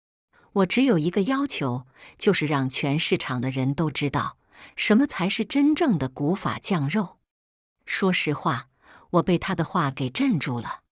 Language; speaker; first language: Chinese; native; Chinese